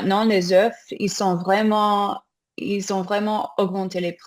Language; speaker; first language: French; non-native, learner; English